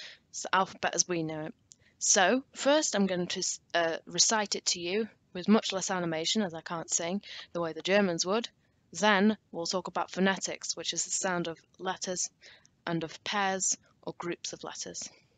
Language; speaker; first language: English; native; English